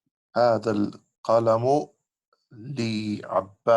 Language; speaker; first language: Arabic; non-native, learner; English